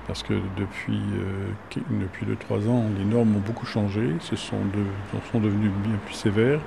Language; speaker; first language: French; native; French